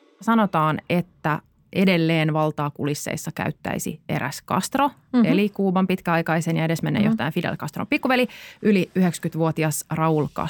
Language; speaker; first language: Finnish; native; Finnish